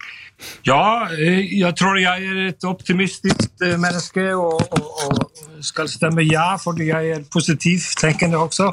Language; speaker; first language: Norwegian; non-native, fluent; Icelandic